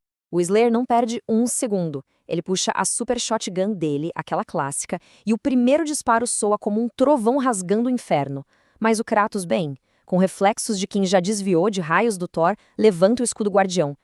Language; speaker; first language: Portuguese; native; Portuguese